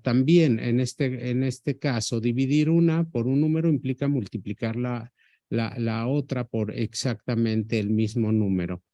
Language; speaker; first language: Spanish; native; Spanish